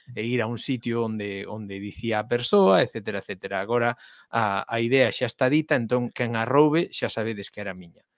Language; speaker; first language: Galician; non-native, local second language; Spanish